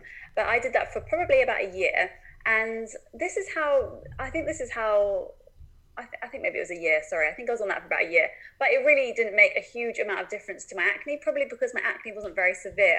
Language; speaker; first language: English; native; English